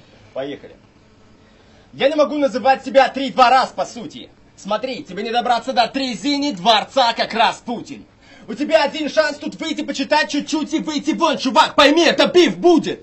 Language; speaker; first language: Russian; native; Russian